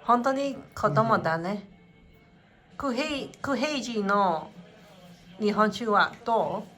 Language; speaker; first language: Japanese; non-native, learner; English